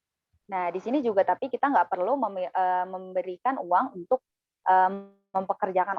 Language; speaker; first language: Indonesian; native; Indonesian